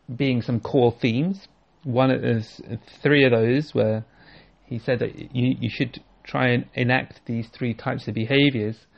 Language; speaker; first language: English; native; English